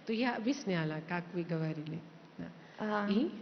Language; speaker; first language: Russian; non-native, learner; Hindi